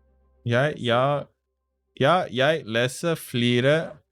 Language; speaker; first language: Norwegian; non-native, learner; English